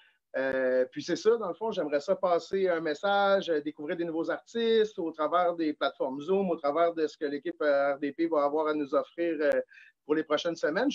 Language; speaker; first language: French; native; French